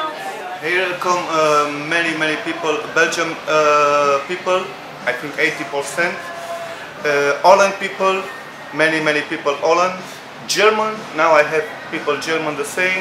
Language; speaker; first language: English; non-native, learner; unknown